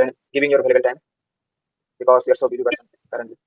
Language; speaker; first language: English; non-native, local second language; Bangla